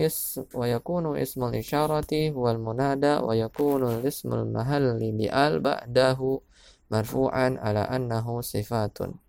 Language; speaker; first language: Arabic; non-native, fluent; Indonesian